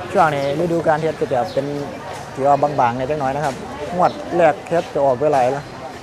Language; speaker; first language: Thai; native; Thai